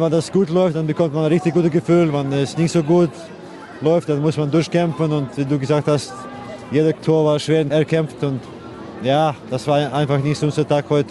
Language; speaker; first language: German; non-native, fluent; Icelandic